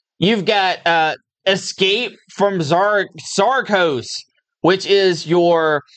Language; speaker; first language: English; native; English